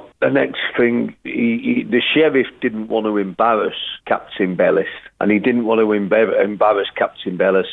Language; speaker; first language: English; native; English